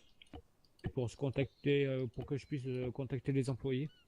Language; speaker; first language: French; native; French